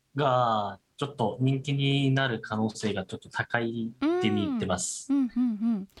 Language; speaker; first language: Japanese; non-native, fluent; Korean